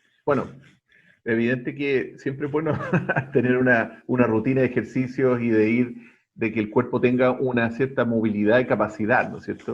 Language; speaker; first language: Spanish; native; Spanish